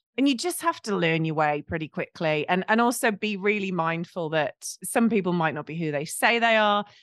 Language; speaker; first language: English; native; English